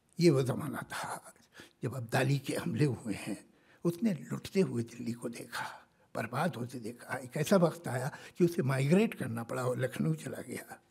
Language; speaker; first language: Hindi; native; Hindi